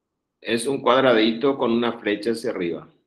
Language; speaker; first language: Spanish; native; Spanish